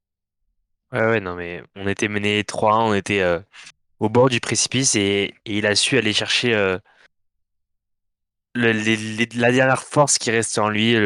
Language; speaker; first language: French; native; French